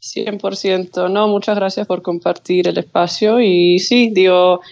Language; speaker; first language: Spanish; early bilingual, heritage; English